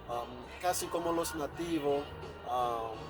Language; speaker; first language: Spanish; non-native, fluent; Haitian Creole